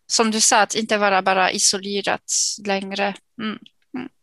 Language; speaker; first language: Swedish; non-native, fluent; English